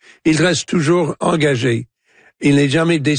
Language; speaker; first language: French; non-native, fluent; English